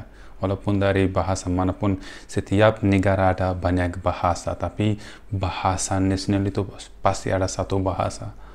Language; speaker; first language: Indonesian; non-native, fluent; Urdu